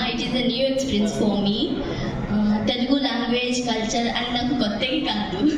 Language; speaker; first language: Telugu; non-native, local second language; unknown